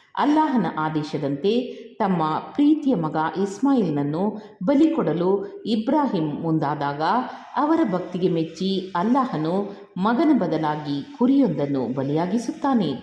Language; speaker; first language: Kannada; native; Kannada